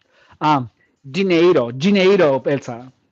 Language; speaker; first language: Portuguese; non-native, learner; English